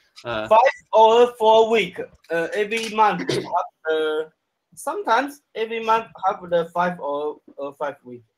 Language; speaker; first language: English; non-native, learner; Chinese